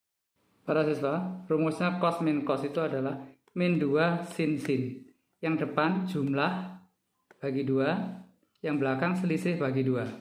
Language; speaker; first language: Indonesian; native; Indonesian